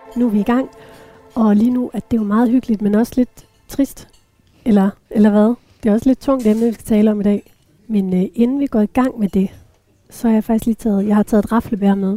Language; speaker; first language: Danish; native; Danish